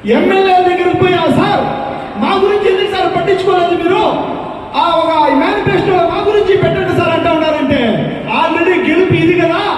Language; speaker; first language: Telugu; native; Telugu